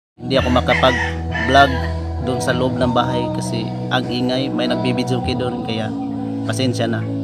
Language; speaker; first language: Filipino; non-native, local second language; Cebuano